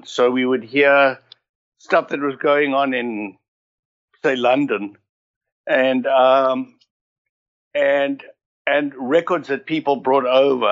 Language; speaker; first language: English; native; English